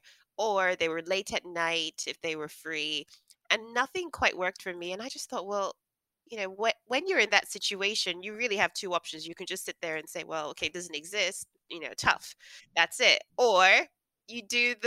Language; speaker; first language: English; non-native, local second language; Yoruba